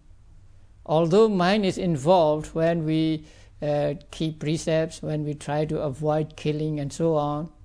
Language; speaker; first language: English; non-native, fluent; Burmese